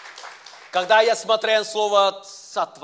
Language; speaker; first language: Russian; non-native, learner; Vietnamese